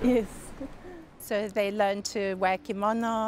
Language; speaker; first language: English; native; English